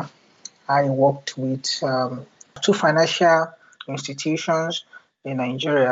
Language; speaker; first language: English; non-native, local second language; Yoruba